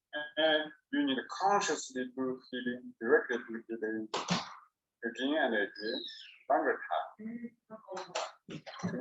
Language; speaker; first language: English; non-native, learner; Chinese